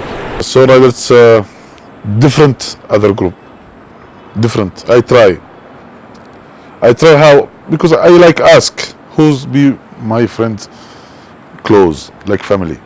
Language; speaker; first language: English; non-native, learner; Arabic